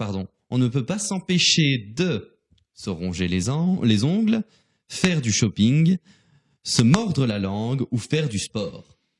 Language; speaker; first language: French; native; French